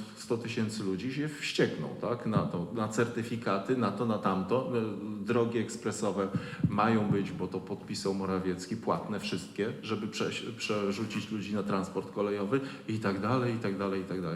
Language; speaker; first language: Polish; native; Polish